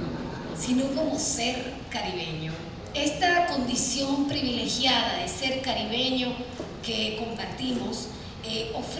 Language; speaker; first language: Spanish; native; Spanish